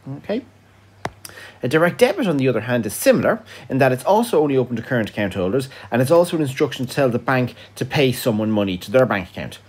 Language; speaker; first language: English; native; English